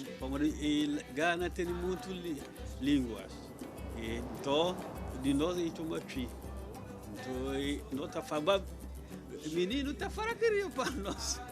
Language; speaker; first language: Portuguese; non-native, learner; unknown